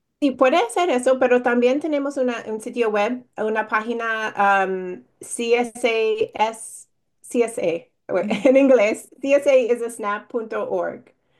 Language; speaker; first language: Spanish; non-native, fluent; English